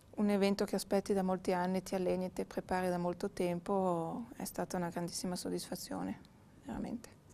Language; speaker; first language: Italian; native; Italian